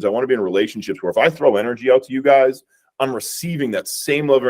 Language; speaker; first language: English; native; English